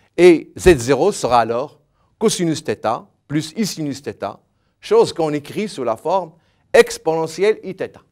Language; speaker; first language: French; non-native, local second language; Arabic